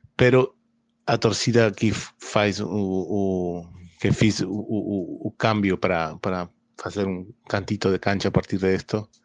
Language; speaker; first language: Portuguese; non-native, learner; Spanish